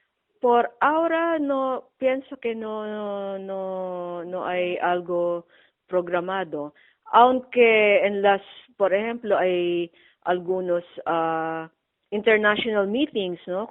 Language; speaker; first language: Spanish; non-native, fluent; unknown